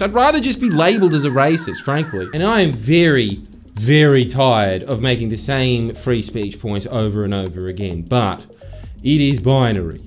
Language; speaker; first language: English; native; English